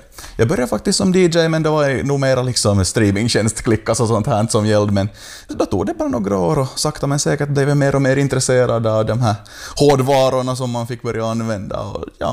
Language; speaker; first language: Swedish; native; Swedish